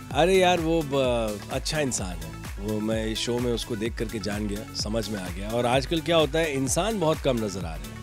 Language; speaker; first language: Hindi; native; Hindi